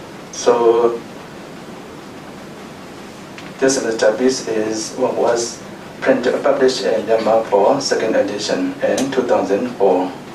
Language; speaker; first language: English; non-native, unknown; Burmese